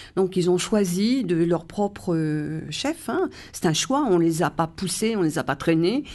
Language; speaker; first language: French; native; French